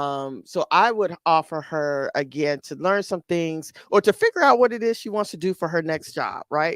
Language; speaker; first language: English; native; English